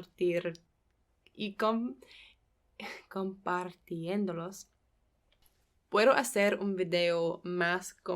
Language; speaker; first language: Spanish; non-native, fluent; English